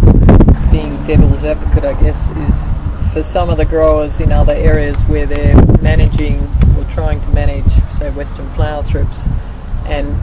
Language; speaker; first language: English; native; English